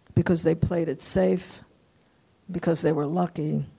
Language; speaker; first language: English; early bilingual, other home language; Polish